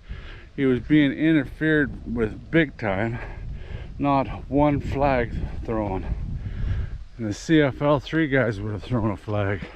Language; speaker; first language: English; native; English